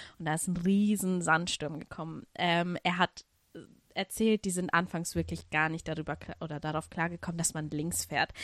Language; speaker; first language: German; early bilingual, other home language; Russian